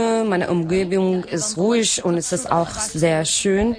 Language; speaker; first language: German; non-native, learner; Arabic